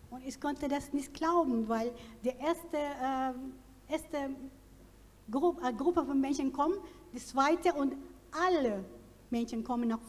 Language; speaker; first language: German; non-native, fluent; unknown